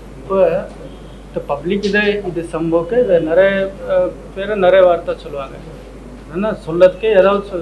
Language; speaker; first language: Tamil; non-native, local second language; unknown